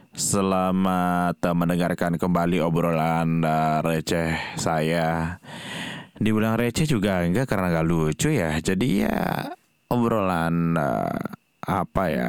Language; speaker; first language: Indonesian; non-native, local second language; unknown